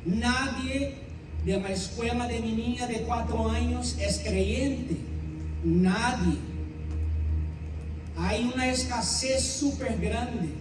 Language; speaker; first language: Spanish; non-native, fluent; Portuguese